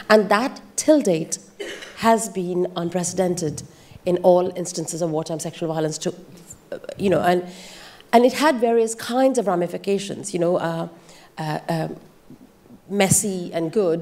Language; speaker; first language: English; non-native, local second language; Bangla